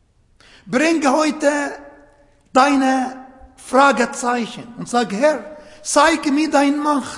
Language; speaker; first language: German; non-native, learner; Arabic